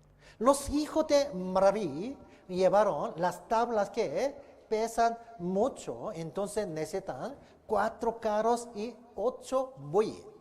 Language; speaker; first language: Spanish; non-native, learner; Korean